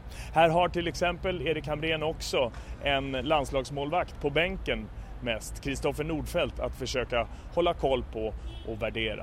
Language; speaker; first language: Swedish; native; Swedish